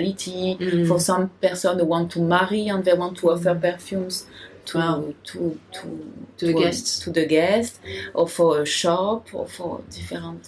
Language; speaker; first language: English; non-native, learner; French